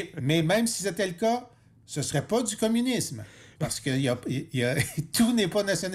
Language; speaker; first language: French; native; French